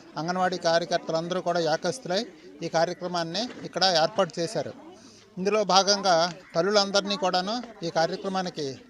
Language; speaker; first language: Telugu; native; Telugu